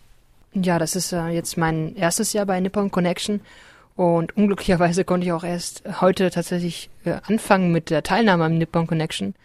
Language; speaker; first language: German; native; German